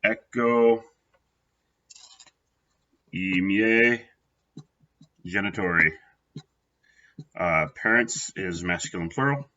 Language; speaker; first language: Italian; non-native, fluent; English